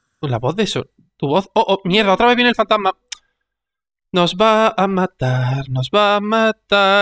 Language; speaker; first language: Spanish; native; Spanish